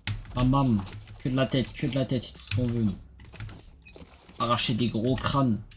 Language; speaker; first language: French; native; French